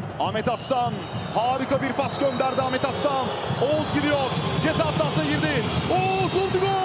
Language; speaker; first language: Turkish; native; Turkish